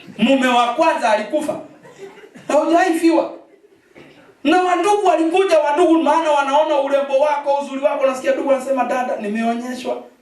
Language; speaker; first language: Swahili; non-native, local second language; Kikuyu